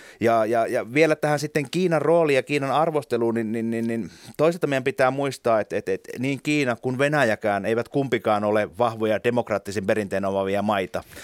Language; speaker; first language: Finnish; native; Finnish